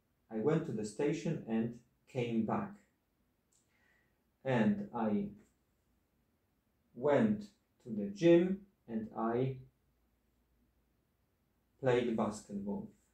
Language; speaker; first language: English; non-native, fluent; Polish